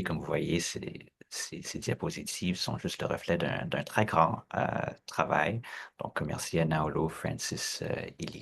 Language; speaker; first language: French; native; French